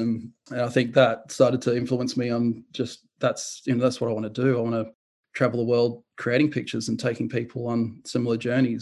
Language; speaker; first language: English; native; English